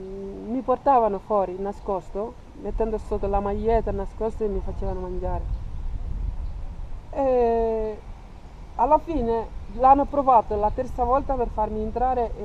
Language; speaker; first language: Italian; non-native, fluent; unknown